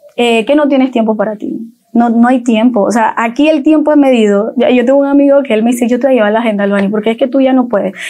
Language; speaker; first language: Spanish; native; Spanish